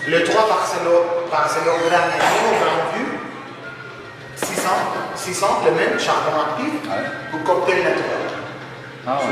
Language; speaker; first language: French; non-native, learner; Spanish